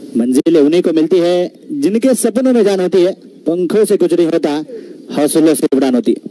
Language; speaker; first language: Hindi; non-native, local second language; Marathi